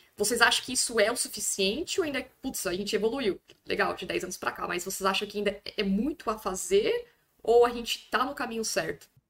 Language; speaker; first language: Portuguese; native; Portuguese